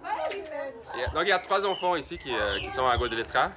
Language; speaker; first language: French; non-native, fluent; Portuguese